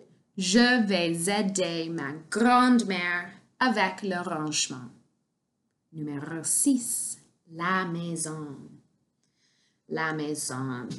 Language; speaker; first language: French; non-native, fluent; English